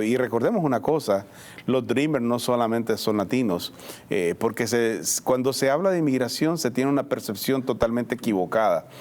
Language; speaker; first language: Spanish; native; Spanish